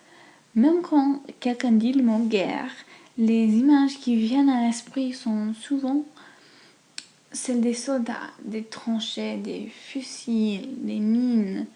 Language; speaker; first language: French; non-native, fluent; English